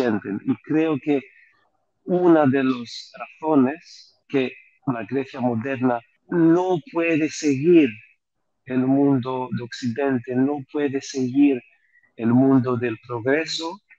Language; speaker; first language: Spanish; non-native, fluent; Greek